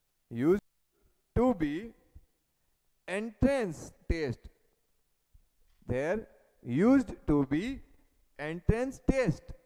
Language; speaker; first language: English; non-native, local second language; Gujarati